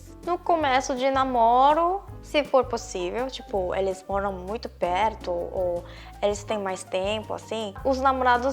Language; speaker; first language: Portuguese; non-native, fluent; Korean